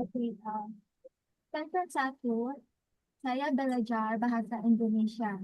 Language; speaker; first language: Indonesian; non-native, learner; Filipino